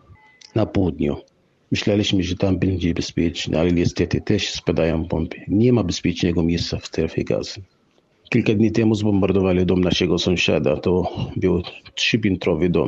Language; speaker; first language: Polish; non-native, fluent; Arabic